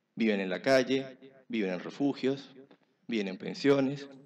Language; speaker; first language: Spanish; native; Spanish